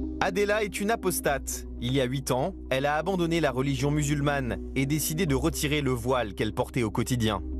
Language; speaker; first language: French; native; French